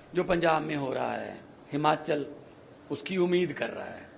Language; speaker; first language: Hindi; non-native, local second language; Punjabi